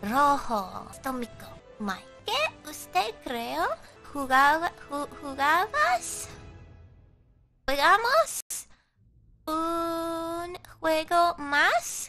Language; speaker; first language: Spanish; non-native, learner; English